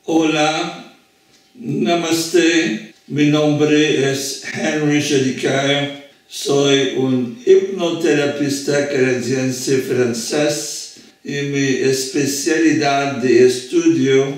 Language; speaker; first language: Spanish; non-native, fluent; French